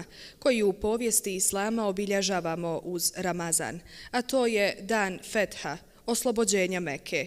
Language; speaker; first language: Bosnian; native; Bosnian